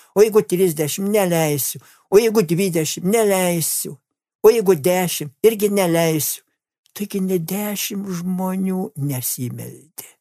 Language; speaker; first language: Lithuanian; native; Lithuanian